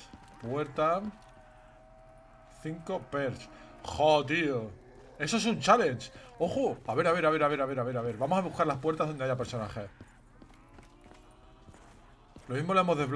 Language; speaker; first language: Spanish; native; Spanish